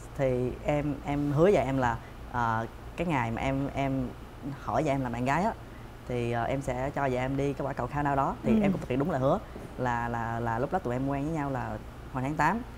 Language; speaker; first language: Vietnamese; native; Vietnamese